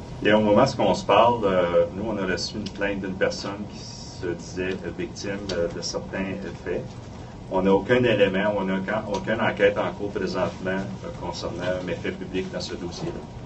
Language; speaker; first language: French; native; French